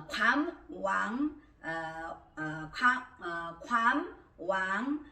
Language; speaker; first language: Thai; non-native, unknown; Korean